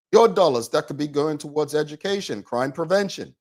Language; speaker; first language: English; native; English